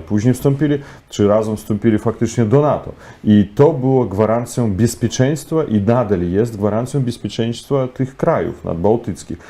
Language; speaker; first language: Polish; non-native, fluent; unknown